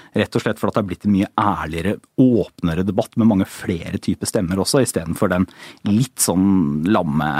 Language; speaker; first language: Norwegian; native; Norwegian